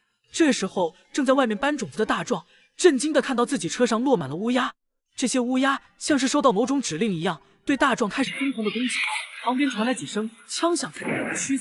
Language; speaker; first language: Chinese; native; Chinese